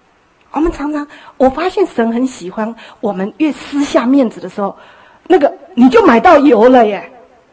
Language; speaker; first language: Chinese; native; Chinese